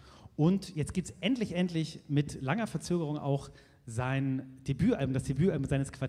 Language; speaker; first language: German; native; German